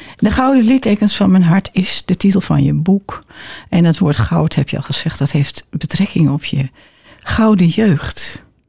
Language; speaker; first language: Dutch; native; Dutch